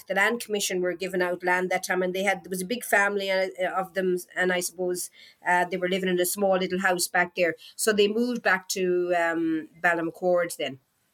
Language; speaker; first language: English; native; English